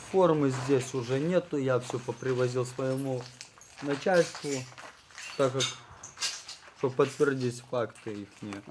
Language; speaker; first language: Russian; native; Russian